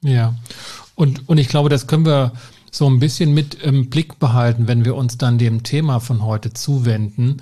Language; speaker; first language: German; native; German